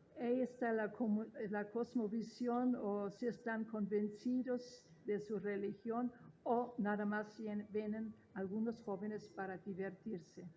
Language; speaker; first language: Spanish; non-native, fluent; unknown